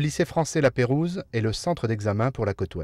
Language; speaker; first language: French; native; French